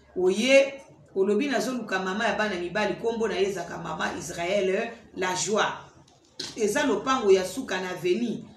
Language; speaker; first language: Lingala; native; Lingala